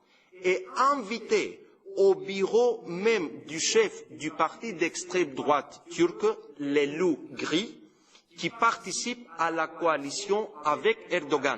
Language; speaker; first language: French; non-native, fluent; Greek